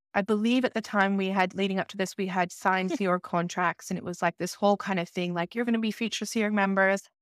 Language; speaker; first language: English; native; English